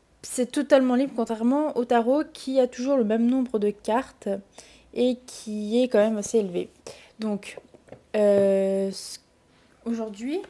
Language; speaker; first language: French; native; French